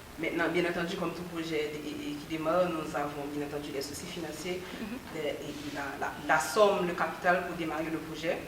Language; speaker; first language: French; non-native, local second language; Haitian Creole